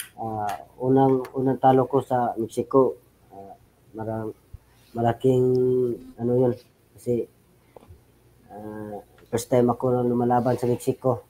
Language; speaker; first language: Filipino; non-native, local second language; Cebuano